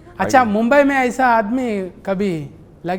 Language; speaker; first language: Hindi; non-native, local second language; Telugu